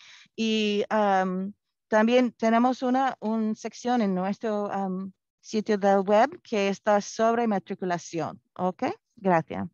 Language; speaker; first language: Spanish; non-native, fluent; English